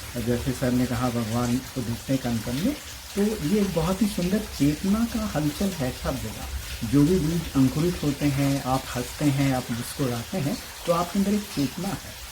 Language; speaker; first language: Hindi; non-native, local second language; Marathi